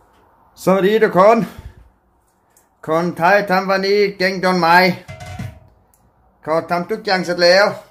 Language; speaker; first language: Thai; non-native, learner; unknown